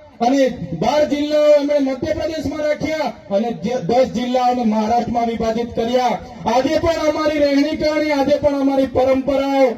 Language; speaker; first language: Gujarati; non-native, local second language; Vasavi